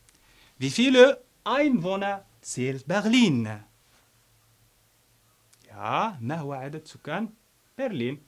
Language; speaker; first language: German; non-native, fluent; Arabic